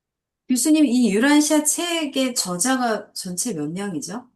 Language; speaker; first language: Korean; native; Korean